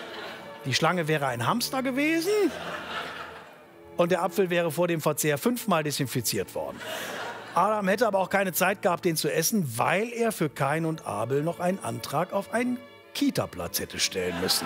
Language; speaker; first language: German; native; German